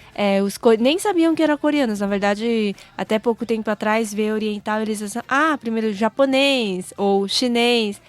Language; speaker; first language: Portuguese; early bilingual, other home language; Korean